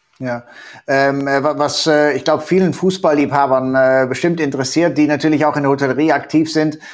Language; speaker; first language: German; native; German